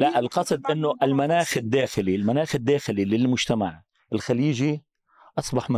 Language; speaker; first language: Arabic; native; Arabic